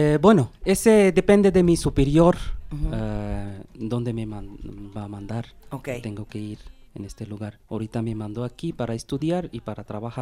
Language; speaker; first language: Spanish; non-native, learner; Bangla